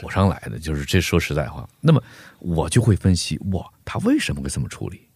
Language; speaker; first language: Chinese; native; Chinese